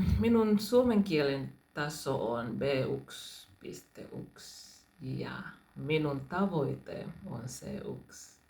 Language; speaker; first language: Finnish; non-native, learner; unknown